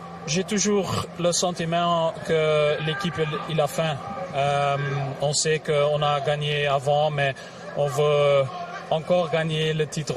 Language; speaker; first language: French; non-native, local second language; Dutch